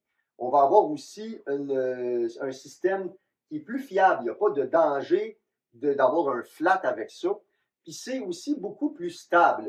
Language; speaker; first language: French; native; French